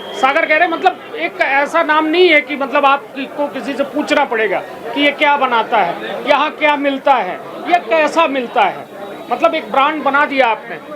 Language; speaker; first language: Hindi; native; Hindi